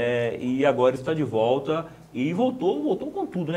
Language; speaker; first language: Portuguese; native; Portuguese